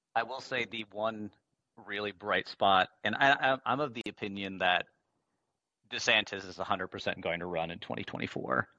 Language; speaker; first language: English; native; English